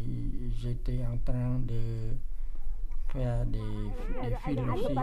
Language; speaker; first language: French; non-native, fluent; Khmer